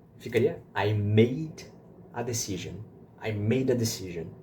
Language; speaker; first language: English; non-native, fluent; Portuguese